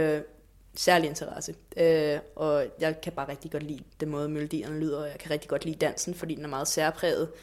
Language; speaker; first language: Danish; native; Danish